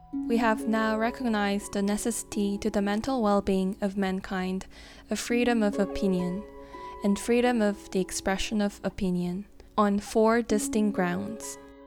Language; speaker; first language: English; non-native, fluent; Korean